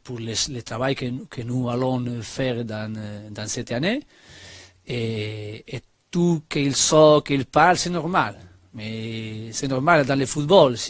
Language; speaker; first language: French; non-native, learner; Spanish